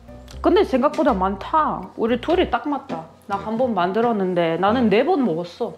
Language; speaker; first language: Korean; non-native, learner; Russian